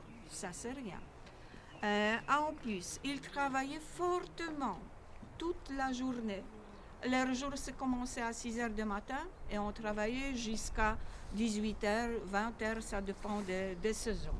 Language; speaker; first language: French; non-native, learner; Polish